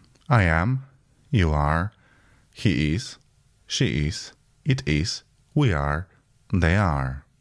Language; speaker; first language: English; non-native, fluent; Polish